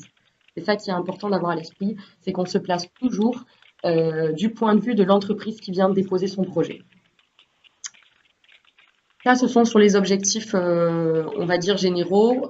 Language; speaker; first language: French; native; French